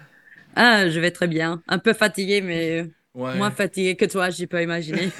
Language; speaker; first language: French; non-native, fluent; English